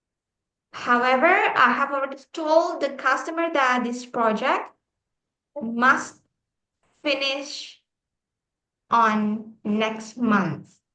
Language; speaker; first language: English; non-native, fluent; Indonesian